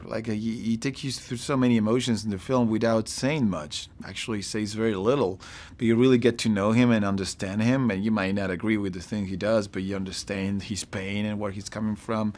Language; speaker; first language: English; non-native, fluent; Spanish